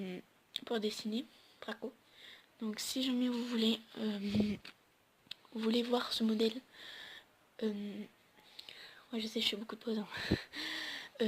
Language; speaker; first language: French; native; French